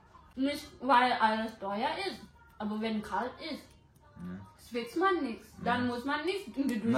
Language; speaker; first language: German; non-native, learner; Indonesian